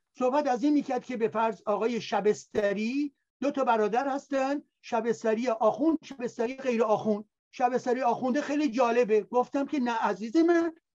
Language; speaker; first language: Persian; native; Persian